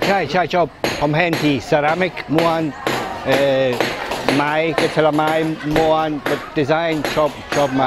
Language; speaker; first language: Thai; non-native, learner; English